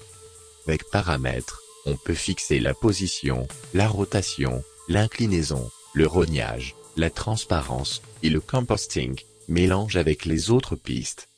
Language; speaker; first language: French; native; French